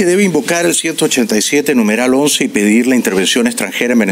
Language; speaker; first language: Spanish; native; Spanish